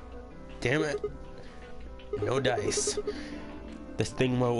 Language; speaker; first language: English; native; English